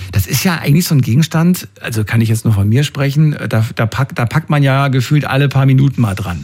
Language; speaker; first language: German; native; German